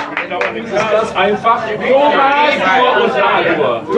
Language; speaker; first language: German; native; German